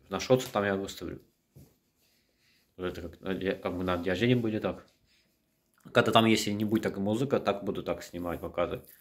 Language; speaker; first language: Russian; non-native, local second language; Azerbaijani